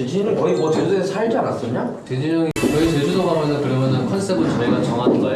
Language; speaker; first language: Korean; native; Korean